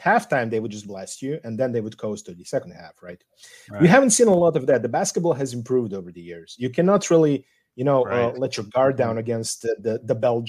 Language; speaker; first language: English; non-native, fluent; Serbian